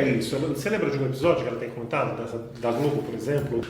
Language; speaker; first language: Portuguese; native; Portuguese